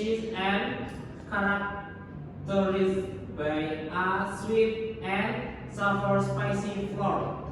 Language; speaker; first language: English; non-native, learner; Indonesian